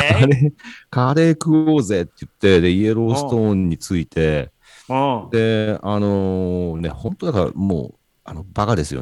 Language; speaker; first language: Japanese; native; Japanese